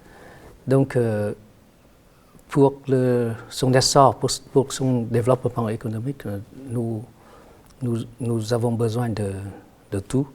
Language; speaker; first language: French; non-native, fluent; Vietnamese